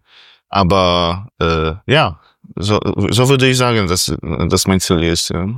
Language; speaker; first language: German; non-native, fluent; Polish